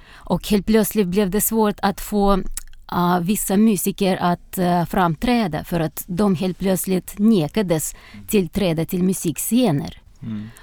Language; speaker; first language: Swedish; non-native, fluent; Russian